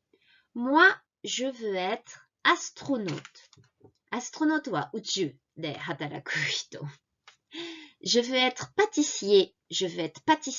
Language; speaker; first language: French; non-native, fluent; Japanese